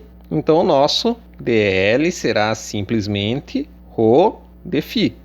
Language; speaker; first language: Portuguese; native; Portuguese